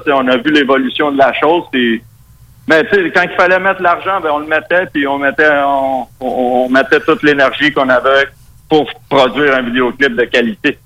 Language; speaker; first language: French; non-native, local second language; Spanish